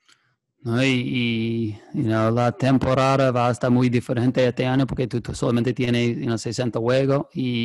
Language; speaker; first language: Spanish; non-native, fluent; English